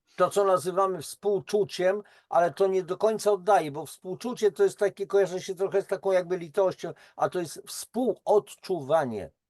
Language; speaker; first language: Polish; native; Polish